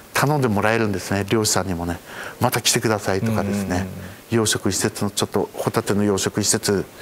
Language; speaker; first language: Japanese; native; Japanese